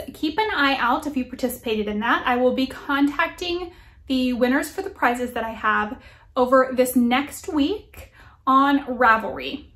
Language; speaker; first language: English; native; English